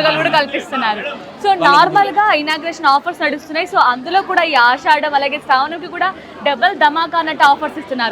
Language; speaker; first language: Telugu; native; Telugu